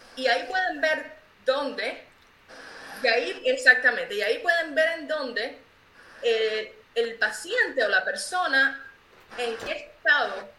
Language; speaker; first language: Spanish; native; Spanish